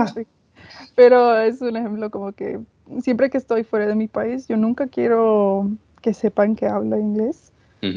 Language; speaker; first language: Spanish; non-native, fluent; English